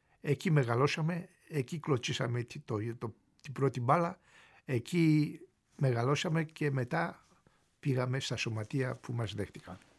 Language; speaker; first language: Greek; native; Greek